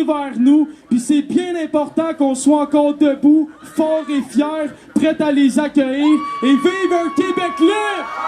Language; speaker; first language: French; native; French